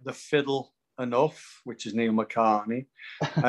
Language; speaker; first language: English; native; English